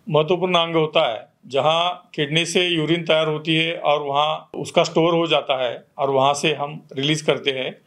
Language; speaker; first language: Hindi; non-native, local second language; Marathi